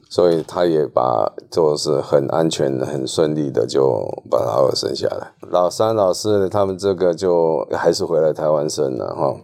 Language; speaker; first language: Chinese; native; Chinese